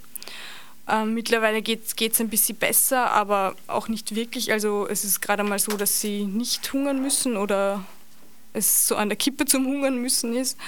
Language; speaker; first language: German; native; German